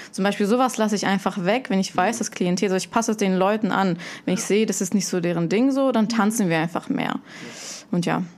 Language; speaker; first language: German; early bilingual, other home language; Russian